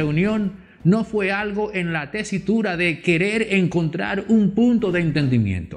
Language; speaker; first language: Spanish; native; Spanish